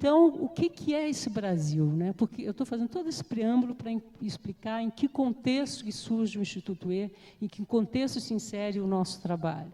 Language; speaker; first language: Portuguese; native; Portuguese